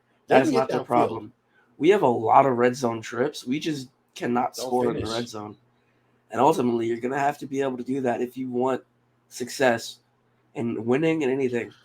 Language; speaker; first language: English; native; English